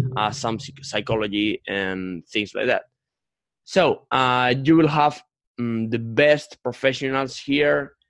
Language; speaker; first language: English; non-native, fluent; Spanish